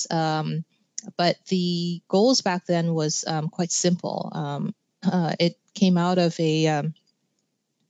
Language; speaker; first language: English; non-native, local second language; Cantonese